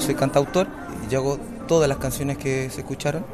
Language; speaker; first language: Spanish; native; Spanish